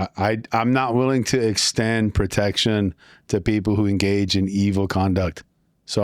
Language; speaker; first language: English; native; English